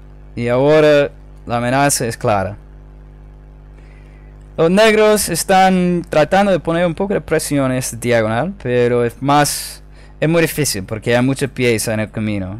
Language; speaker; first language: Spanish; non-native, fluent; English